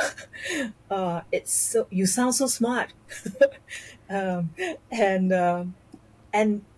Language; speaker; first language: English; non-native, local second language; Chinese